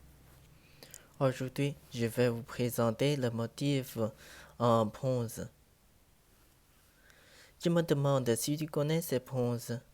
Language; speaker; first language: French; non-native, learner; Chinese